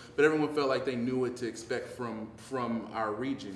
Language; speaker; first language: English; native; English